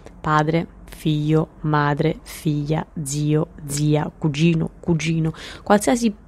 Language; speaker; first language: Italian; native; Italian